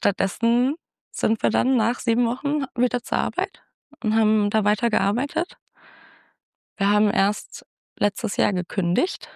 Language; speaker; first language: German; native; German